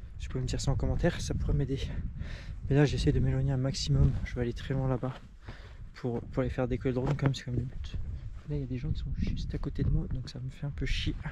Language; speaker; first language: French; native; French